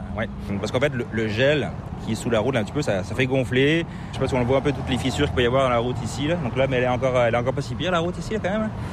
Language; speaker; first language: French; native; French